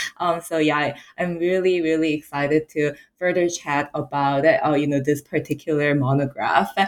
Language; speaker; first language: English; native; English